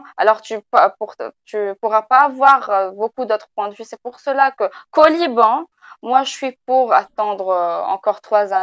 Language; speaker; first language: French; non-native, local second language; Arabic